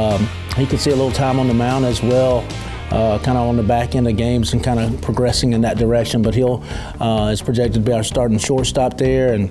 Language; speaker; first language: English; native; English